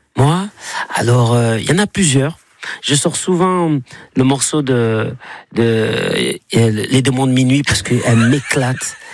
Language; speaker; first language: French; native; French